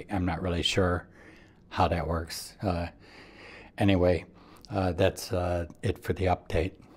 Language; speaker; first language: English; native; English